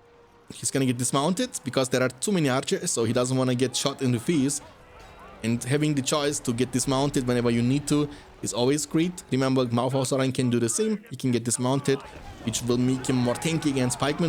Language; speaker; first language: English; non-native, fluent; German